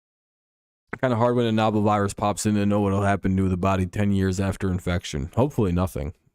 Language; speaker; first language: English; native; English